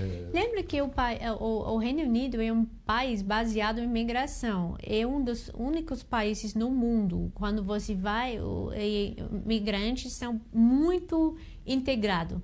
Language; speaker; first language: Portuguese; non-native, fluent; English